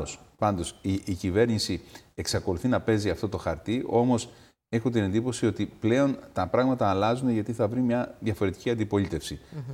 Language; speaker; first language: Greek; native; Greek